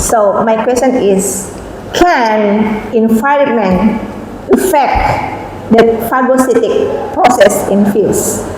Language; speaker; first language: English; non-native, fluent; Indonesian